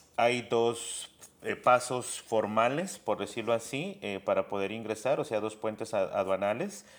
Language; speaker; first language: Spanish; native; Spanish